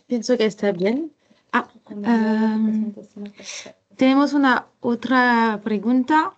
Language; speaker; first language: Spanish; non-native, learner; French